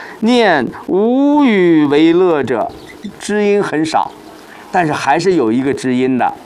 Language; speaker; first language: Chinese; native; Chinese